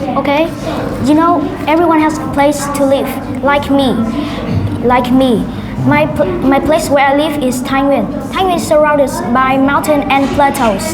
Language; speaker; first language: English; non-native, learner; Vietnamese